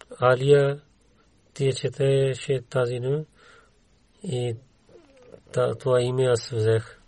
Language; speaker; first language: Bulgarian; non-native, learner; Urdu